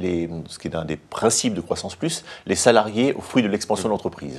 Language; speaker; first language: French; native; French